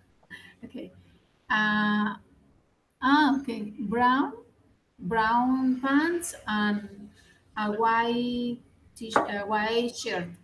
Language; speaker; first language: English; non-native, learner; Spanish